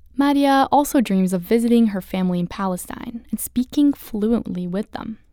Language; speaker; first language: English; early bilingual, other home language; Arabic